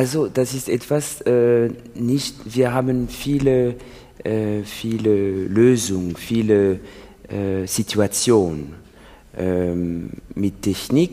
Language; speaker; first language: German; non-native, learner; French